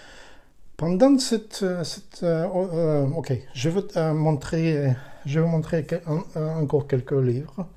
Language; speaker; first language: French; non-native, learner; Ukrainian